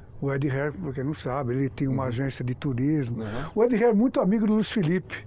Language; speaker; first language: Portuguese; native; Portuguese